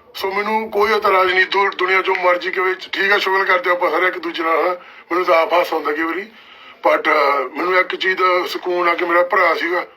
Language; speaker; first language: Punjabi; early bilingual, heritage; Punjabi